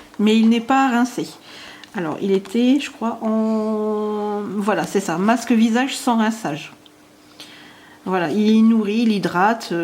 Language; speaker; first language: French; native; French